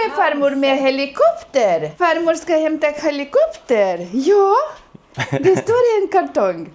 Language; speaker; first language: Swedish; non-native, learner; Lithuanian